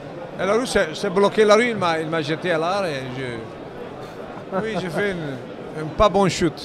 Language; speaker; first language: French; non-native, fluent; Italian